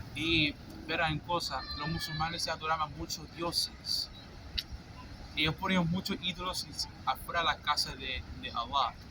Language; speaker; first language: Spanish; non-native, fluent; English